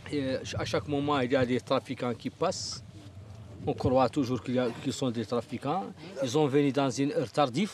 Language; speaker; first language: French; non-native, local second language; Arabic